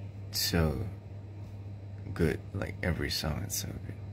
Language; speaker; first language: English; native; English